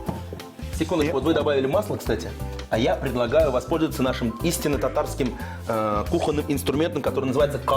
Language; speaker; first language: Russian; native; Russian